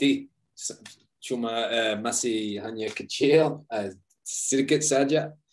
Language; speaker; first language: Indonesian; non-native, learner; English